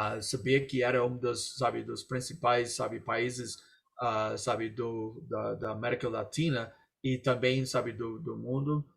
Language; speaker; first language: Portuguese; non-native, fluent; English